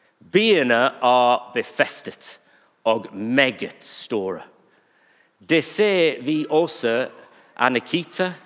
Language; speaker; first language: Norwegian; non-native, fluent; English